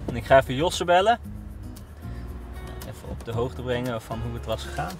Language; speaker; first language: Dutch; native; Dutch